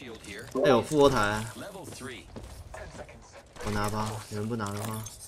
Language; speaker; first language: Chinese; native; Chinese